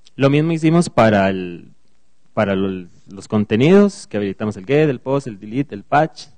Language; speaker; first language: Spanish; native; Spanish